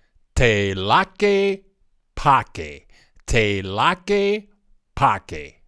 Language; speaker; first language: Spanish; non-native, learner; English